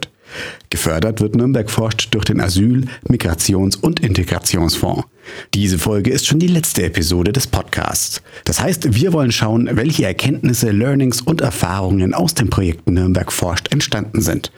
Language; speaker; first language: German; native; German